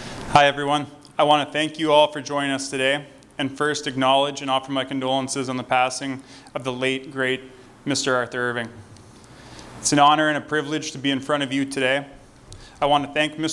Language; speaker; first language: English; native; English